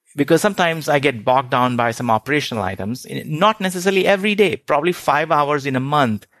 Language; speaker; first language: English; non-native, local second language; Hindi